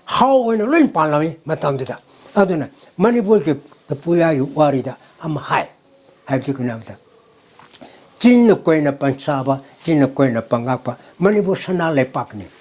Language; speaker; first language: Manipuri; non-native, local second language; Tangkhul Naga (India)